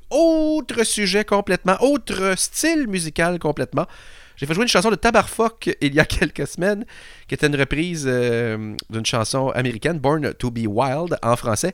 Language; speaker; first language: French; native; French